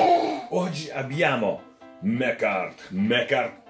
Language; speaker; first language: Italian; non-native, fluent; Russian